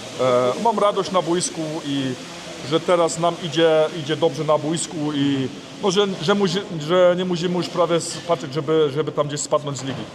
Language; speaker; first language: Polish; early bilingual, heritage; Polish